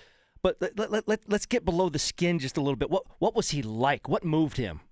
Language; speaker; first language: English; native; English